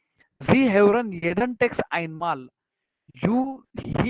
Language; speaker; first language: German; non-native, fluent; Marathi